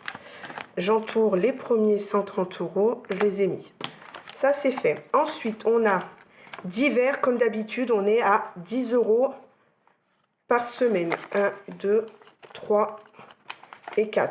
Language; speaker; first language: French; native; French